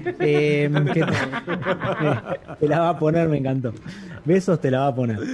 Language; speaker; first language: Spanish; native; Spanish